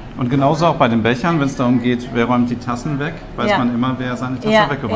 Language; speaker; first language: German; native; German